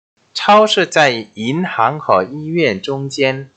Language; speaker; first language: Chinese; non-native, fluent; Korean